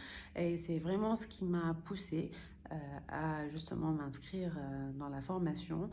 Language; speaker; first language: French; non-native, local second language; Arabic